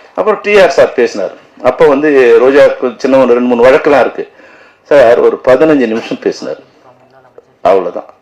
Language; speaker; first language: Tamil; native; Tamil